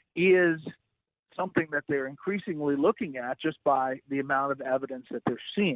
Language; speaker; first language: English; native; English